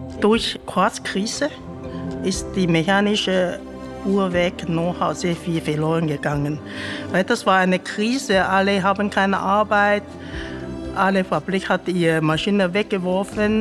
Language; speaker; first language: German; non-native, fluent; Chinese